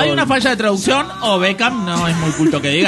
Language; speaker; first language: Spanish; native; Spanish